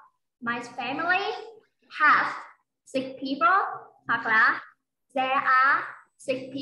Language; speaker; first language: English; non-native, fluent; Vietnamese